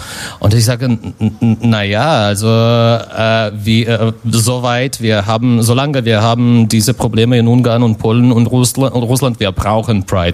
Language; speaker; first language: German; non-native, fluent; Russian